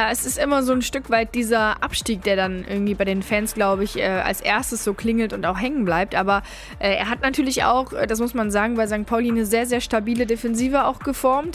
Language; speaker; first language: German; native; German